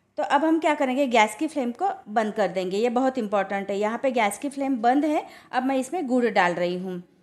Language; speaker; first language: Hindi; non-native, local second language; Marathi